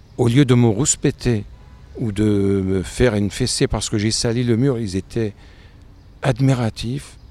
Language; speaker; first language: French; non-native, fluent; Arabic